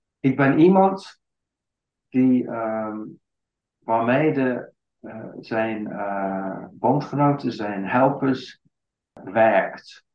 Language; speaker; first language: Dutch; non-native, fluent; English